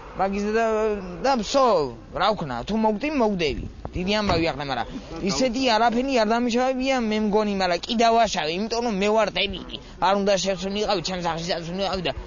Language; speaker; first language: Georgian; non-native, local second language; Mingrelian